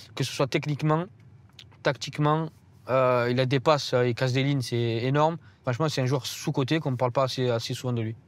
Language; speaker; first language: French; native; French